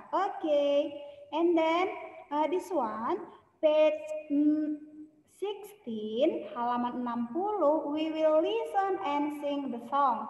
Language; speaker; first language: English; non-native, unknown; Indonesian